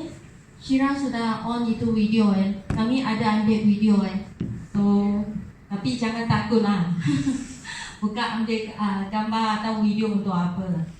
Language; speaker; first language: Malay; non-native, local second language; Chinese